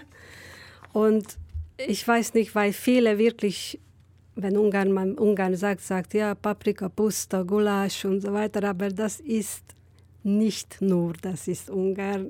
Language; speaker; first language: German; non-native, fluent; Hungarian